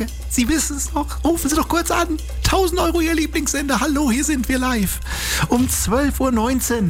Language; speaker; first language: German; native; German